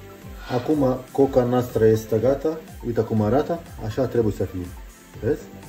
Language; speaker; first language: Romanian; non-native, learner; Arabic